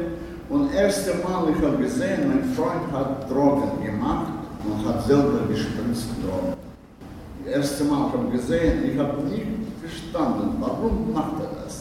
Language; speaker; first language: German; non-native, learner; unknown